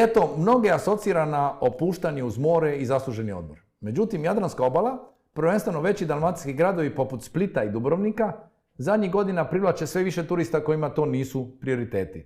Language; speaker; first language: Croatian; native; Croatian